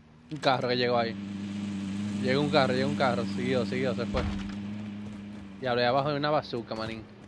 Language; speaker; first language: Spanish; early bilingual, heritage; Spanish